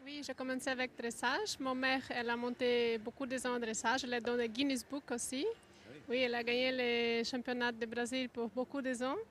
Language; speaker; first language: French; non-native, learner; Portuguese